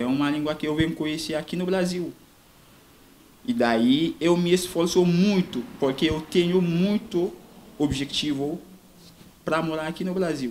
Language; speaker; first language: Portuguese; non-native, learner; Haitian Creole